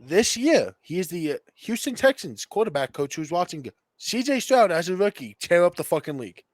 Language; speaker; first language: English; native; English